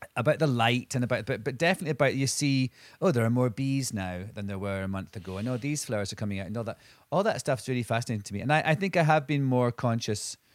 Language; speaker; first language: English; native; English